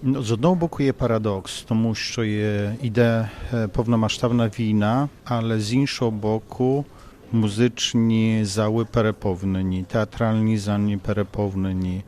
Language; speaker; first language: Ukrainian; non-native, fluent; Polish